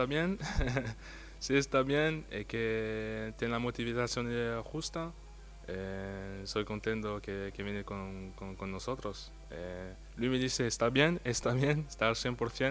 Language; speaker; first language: Spanish; non-native, fluent; French